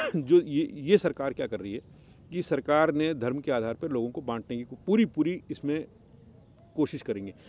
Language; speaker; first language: Hindi; native; Hindi